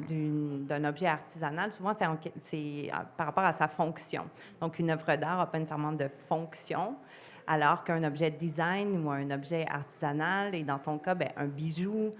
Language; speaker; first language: French; native; French